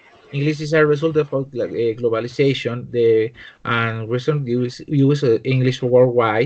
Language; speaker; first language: English; non-native, learner; Spanish